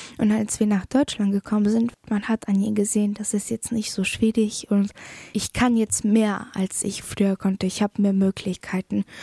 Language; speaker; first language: German; early bilingual, other home language; Polish